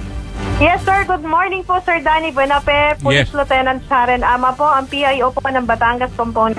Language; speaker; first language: Filipino; native; Filipino